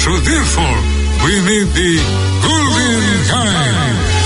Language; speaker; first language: English; non-native, local second language; Cebuano